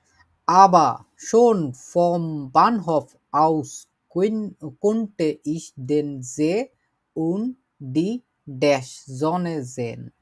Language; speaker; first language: German; non-native, fluent; Bangla